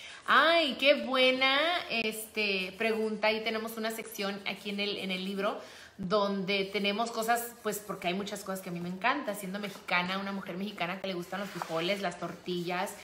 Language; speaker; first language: Spanish; early bilingual, heritage; Spanish